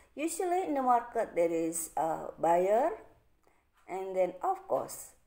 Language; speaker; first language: English; non-native, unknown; Indonesian